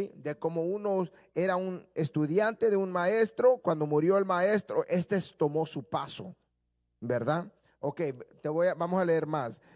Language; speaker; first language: Spanish; early bilingual, heritage; Spanish